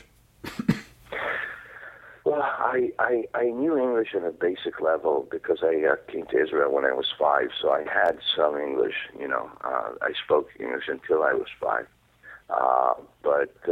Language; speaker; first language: English; non-native, fluent; Hebrew